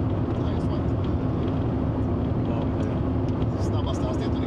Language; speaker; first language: Swedish; native; Swedish